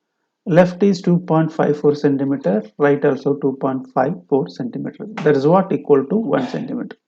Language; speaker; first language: English; non-native, local second language; Kannada